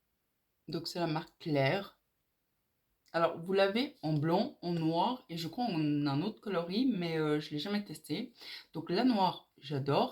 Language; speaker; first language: French; native; French